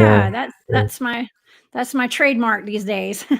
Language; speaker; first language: English; native; English